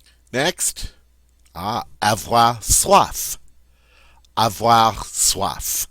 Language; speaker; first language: French; non-native, fluent; English